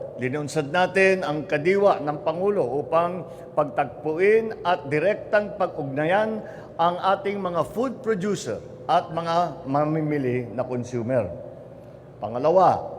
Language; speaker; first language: Filipino; native; Filipino